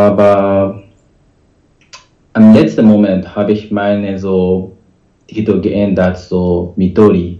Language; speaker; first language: German; non-native, learner; Japanese